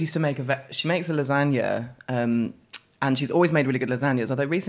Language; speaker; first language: English; native; English